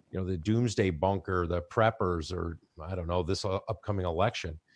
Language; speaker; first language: English; native; English